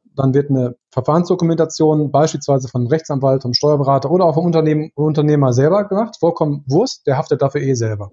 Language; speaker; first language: German; native; German